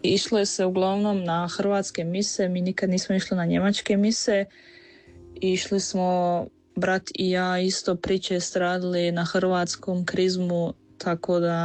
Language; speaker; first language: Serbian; early bilingual, heritage; Croatian